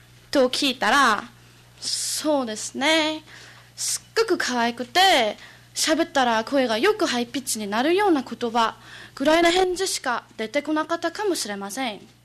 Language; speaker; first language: Japanese; non-native, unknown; English